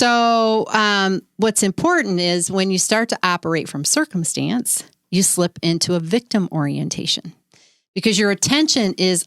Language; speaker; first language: English; native; English